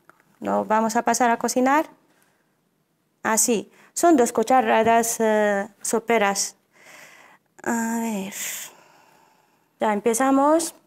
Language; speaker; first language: Spanish; non-native, fluent; Arabic